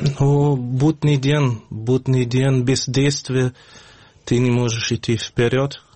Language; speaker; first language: Russian; non-native, fluent; German